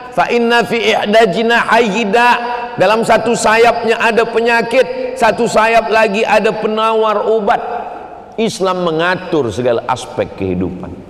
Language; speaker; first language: Malay; native; Malay